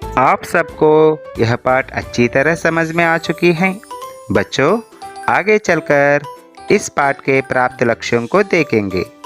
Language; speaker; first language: Hindi; non-native, local second language; Telugu